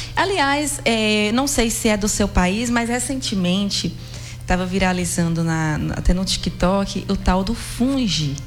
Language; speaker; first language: Portuguese; native; Portuguese